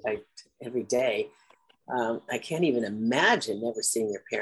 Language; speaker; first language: English; native; English